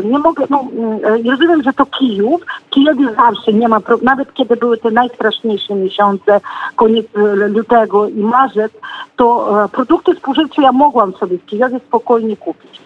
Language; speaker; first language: Polish; non-native, fluent; Ukrainian